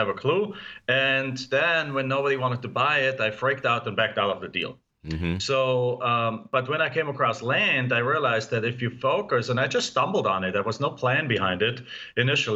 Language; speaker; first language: English; non-native, fluent; German